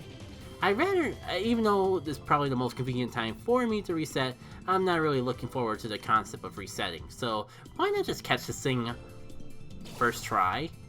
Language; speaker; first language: English; native; English